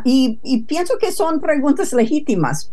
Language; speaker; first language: Spanish; non-native, fluent; English